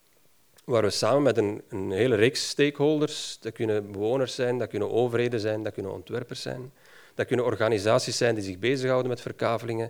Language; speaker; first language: Dutch; native; Dutch